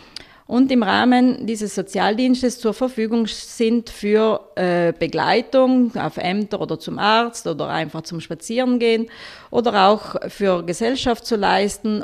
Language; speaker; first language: German; native; German